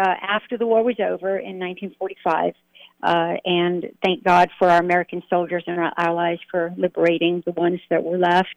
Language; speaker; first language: English; native; English